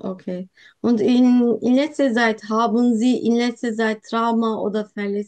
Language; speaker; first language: German; non-native, learner; Turkish